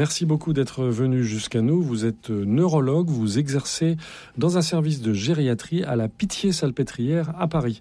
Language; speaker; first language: French; native; French